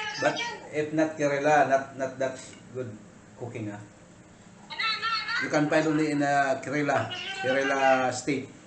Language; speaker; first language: English; non-native, learner; Filipino